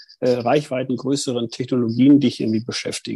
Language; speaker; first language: German; native; German